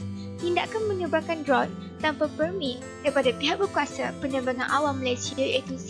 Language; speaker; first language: Malay; native; Malay